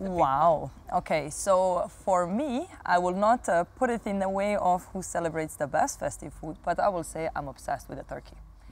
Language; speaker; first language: English; non-native, fluent; Serbian